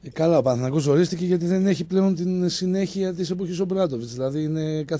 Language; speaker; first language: Greek; native; Greek